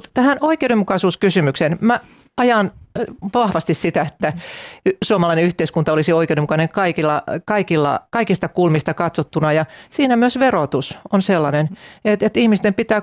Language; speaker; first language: Finnish; native; Finnish